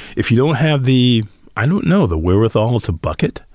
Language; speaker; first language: English; native; English